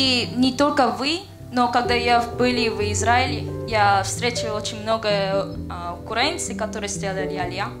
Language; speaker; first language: Russian; non-native, learner; Korean